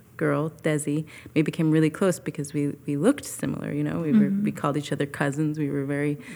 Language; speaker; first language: English; native; English